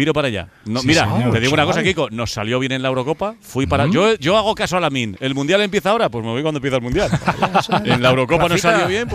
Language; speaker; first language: Spanish; native; Spanish